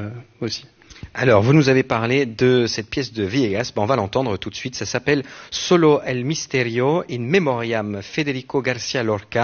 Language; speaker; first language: French; native; French